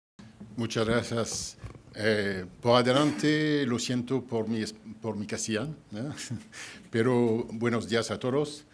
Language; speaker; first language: Spanish; non-native, fluent; French